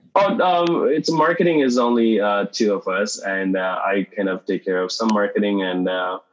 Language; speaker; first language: English; non-native, local second language; Tamil